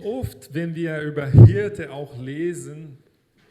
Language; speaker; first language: German; non-native, fluent; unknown